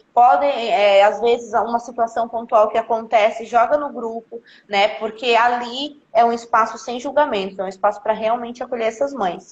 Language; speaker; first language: Portuguese; native; Portuguese